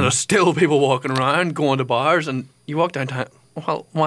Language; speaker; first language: English; native; English